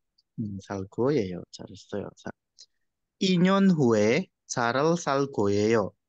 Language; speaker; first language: Korean; non-native, fluent; Indonesian